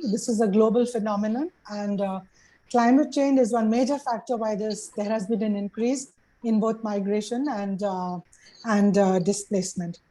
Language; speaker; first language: English; non-native, local second language; Hindi